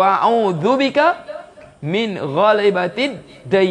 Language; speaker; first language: Arabic; non-native, fluent; Malay